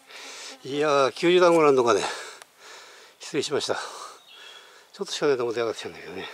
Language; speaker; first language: Japanese; native; Japanese